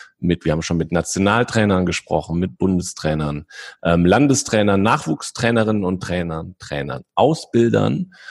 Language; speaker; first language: German; native; German